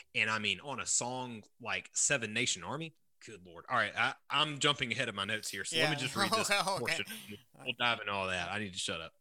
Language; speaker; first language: English; native; English